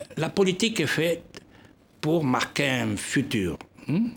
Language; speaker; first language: French; non-native, fluent; Spanish